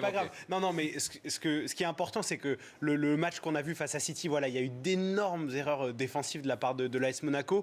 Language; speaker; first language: French; native; French